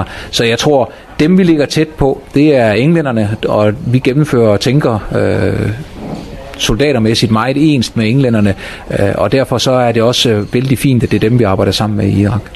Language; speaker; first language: Danish; native; Danish